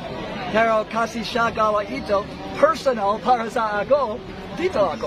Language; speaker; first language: Filipino; non-native, learner; English